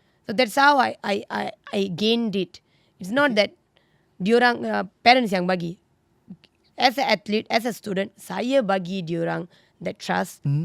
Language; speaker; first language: English; non-native, local second language; Tamil